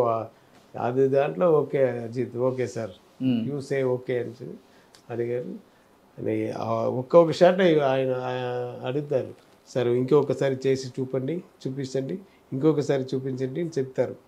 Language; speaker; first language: Telugu; non-native, learner; Tamil